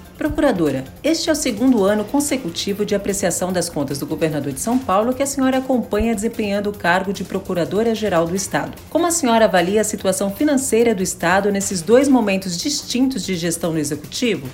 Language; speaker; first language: Portuguese; native; Portuguese